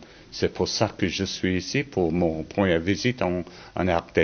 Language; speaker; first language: French; non-native, learner; English